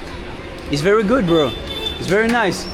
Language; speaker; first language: English; non-native, learner; French